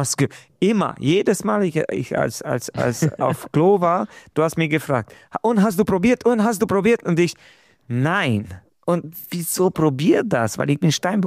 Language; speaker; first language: German; non-native, fluent; Romanian